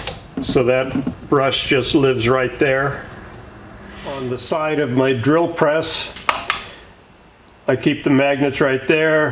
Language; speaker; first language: English; native; English